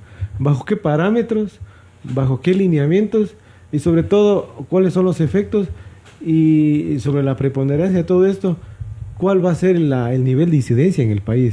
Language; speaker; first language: Spanish; native; Spanish